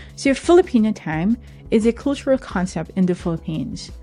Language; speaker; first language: English; non-native, local second language; Filipino